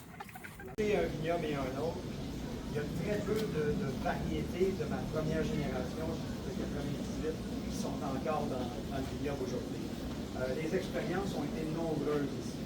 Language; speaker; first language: French; native; French